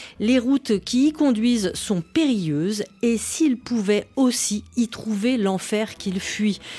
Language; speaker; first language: French; native; French